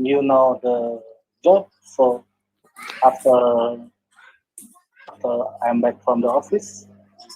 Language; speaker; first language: English; non-native, learner; Indonesian